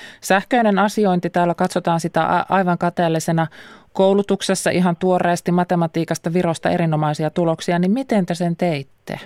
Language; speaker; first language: Finnish; native; Finnish